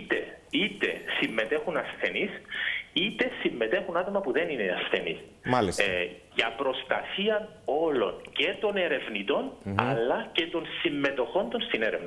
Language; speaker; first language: Greek; native; Greek